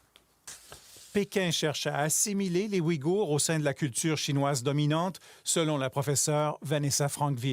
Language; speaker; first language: French; native; French